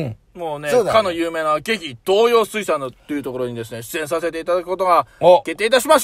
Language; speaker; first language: Japanese; native; Japanese